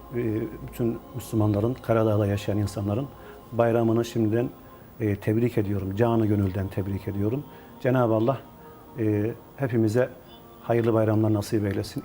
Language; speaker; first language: Turkish; native; Turkish